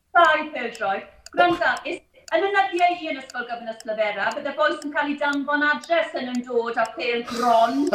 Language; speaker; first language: Welsh; non-native, local second language; English